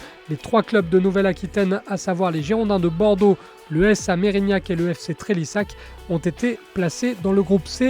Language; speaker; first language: French; native; French